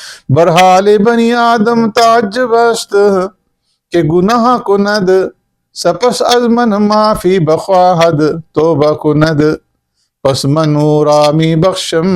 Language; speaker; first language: Persian; non-native, fluent; Urdu